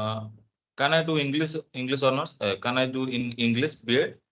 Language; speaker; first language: English; non-native, learner; Odia